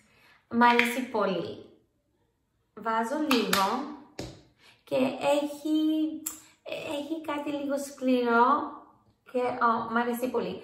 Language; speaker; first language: Greek; early bilingual, heritage; English